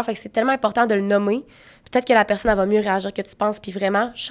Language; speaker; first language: French; native; French